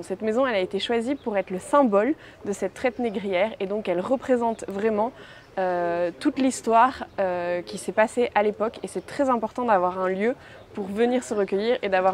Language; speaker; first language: French; native; French